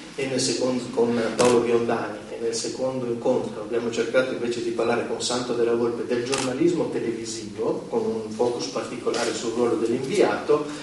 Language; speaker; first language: Italian; native; Italian